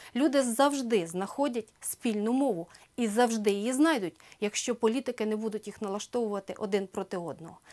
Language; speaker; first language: Ukrainian; native; Ukrainian